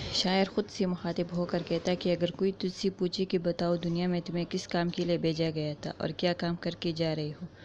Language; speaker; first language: Urdu; non-native, local second language; Pashto